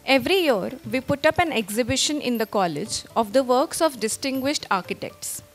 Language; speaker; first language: English; non-native, local second language; Marathi